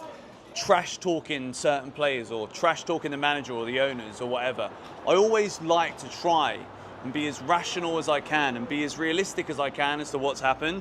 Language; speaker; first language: English; native; English